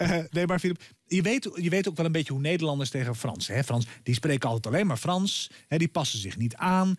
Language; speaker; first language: Dutch; native; Dutch